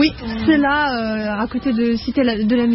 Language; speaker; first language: French; non-native, fluent; Russian